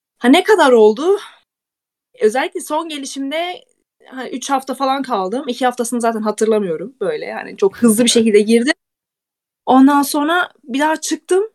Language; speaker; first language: Turkish; native; Turkish